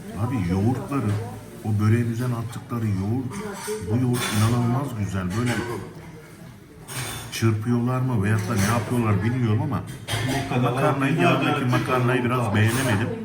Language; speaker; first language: Turkish; native; Turkish